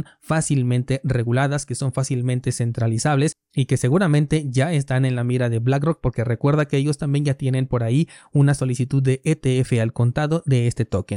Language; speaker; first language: Spanish; native; Spanish